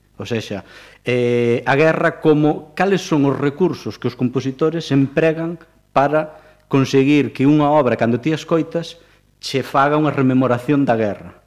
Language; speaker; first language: Galician; native; Galician